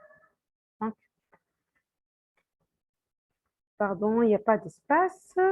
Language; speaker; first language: French; non-native, fluent; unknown